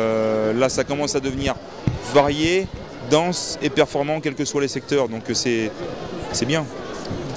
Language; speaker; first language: French; native; French